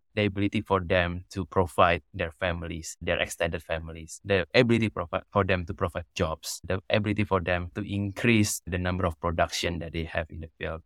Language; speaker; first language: English; non-native, fluent; Indonesian